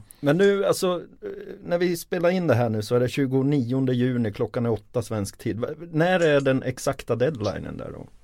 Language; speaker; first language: Swedish; early bilingual, other home language; Finnish